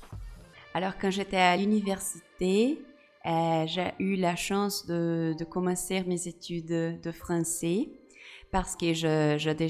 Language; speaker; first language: French; non-native, fluent; Portuguese